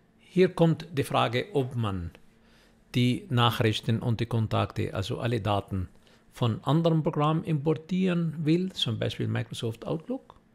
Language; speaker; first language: German; non-native, fluent; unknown